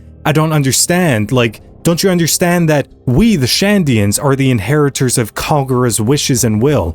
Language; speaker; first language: English; native; English